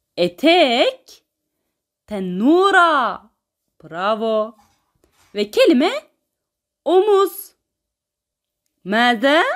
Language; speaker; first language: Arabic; non-native, fluent; Turkish